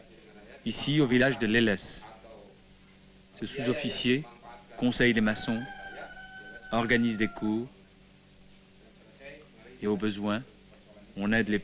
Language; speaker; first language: French; native; French